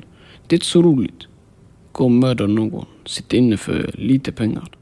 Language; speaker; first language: Swedish; early bilingual, other home language; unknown